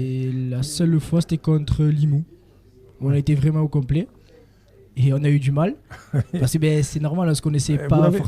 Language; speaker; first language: French; native; French